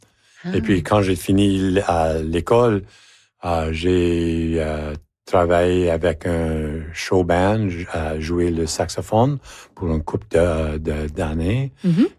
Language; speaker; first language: French; native; French